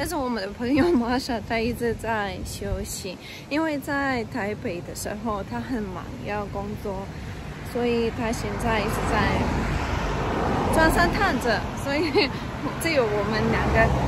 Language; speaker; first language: Chinese; non-native, fluent; Russian